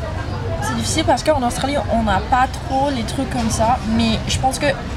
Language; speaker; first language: French; non-native, learner; English